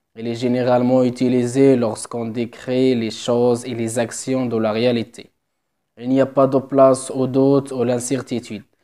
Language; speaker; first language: French; non-native, local second language; Arabic